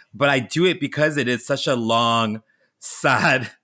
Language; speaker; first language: English; native; English